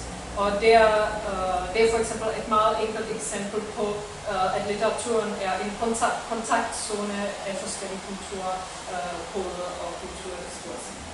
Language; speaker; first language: Danish; non-native, fluent; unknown